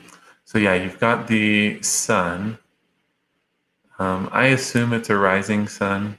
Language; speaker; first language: English; native; English